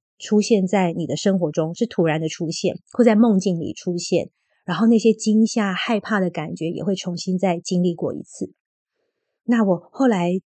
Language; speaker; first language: Chinese; native; Chinese